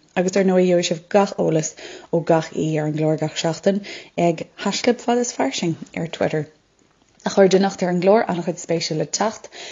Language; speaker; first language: Irish; non-native, local second language; English